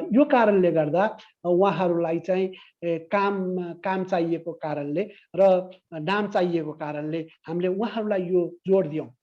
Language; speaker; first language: Nepali; non-native, local second language; Newari